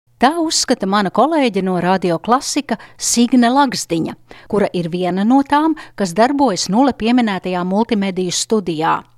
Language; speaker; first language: Latvian; native; Latvian